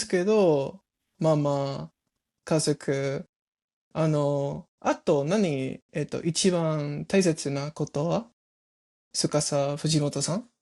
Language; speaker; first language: Japanese; non-native, learner; English